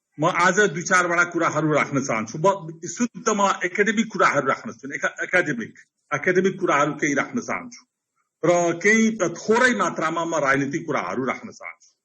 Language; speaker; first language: Nepali; non-native, local second language; Rana Tharu